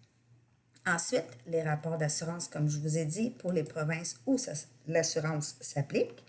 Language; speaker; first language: French; native; French